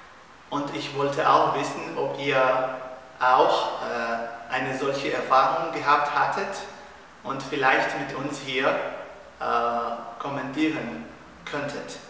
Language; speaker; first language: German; non-native, learner; Portuguese